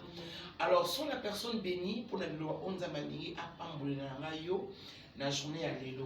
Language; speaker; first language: French; non-native, local second language; Lingala